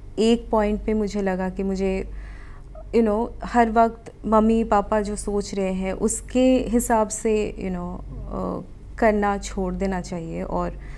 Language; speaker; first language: Hindi; non-native, local second language; Odia